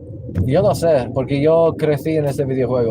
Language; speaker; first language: Spanish; non-native, local second language; English